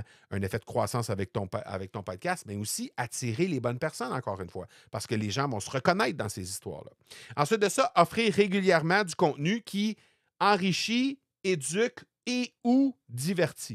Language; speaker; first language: French; native; French